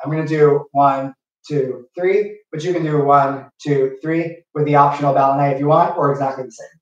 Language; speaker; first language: English; native; English